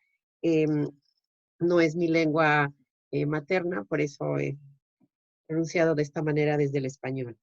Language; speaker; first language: Spanish; native; Spanish